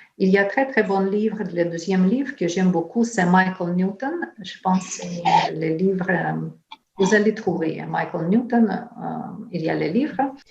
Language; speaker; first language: French; non-native, fluent; Ukrainian